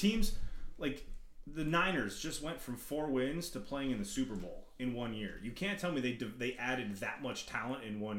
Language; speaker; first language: English; native; English